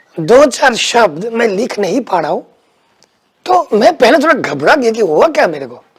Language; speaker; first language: Hindi; non-native, local second language; Bangla